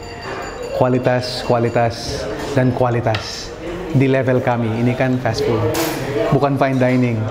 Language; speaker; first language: Indonesian; non-native, fluent; Filipino